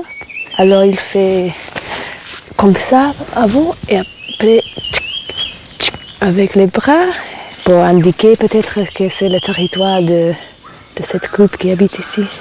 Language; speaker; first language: French; non-native, fluent; English